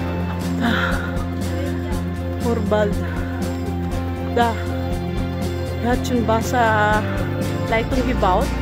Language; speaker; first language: German; non-native, learner; Filipino